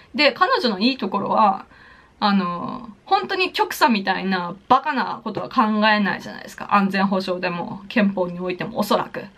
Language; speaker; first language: Japanese; native; Japanese